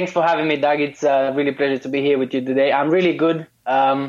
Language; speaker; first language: English; non-native, fluent; Romanian